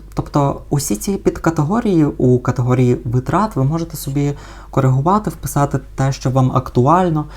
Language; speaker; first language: Ukrainian; non-native, local second language; Russian